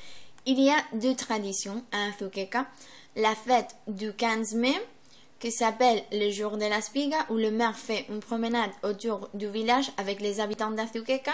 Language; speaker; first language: French; non-native, learner; Spanish